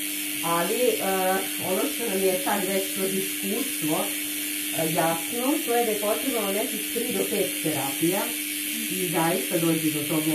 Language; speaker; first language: Serbian; native; Serbian